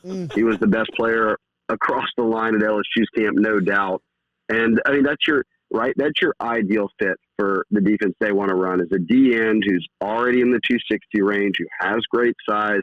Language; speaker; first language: English; native; English